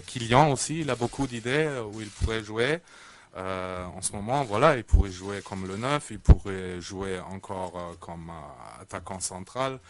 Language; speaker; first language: French; native; French